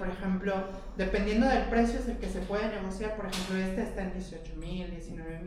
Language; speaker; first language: Spanish; native; Spanish